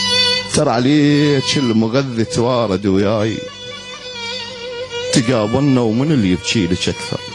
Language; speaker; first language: Arabic; native; Arabic